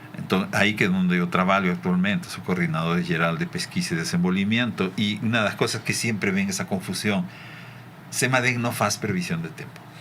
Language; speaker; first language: Portuguese; non-native, fluent; Spanish